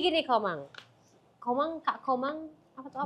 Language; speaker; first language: Indonesian; native; Indonesian